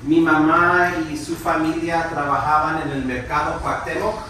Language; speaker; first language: Spanish; early bilingual, heritage; Spanish